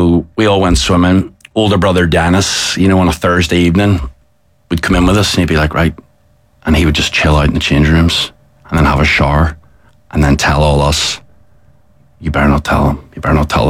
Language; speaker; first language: English; native; English